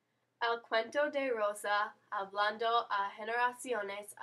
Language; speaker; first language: Spanish; non-native, learner; English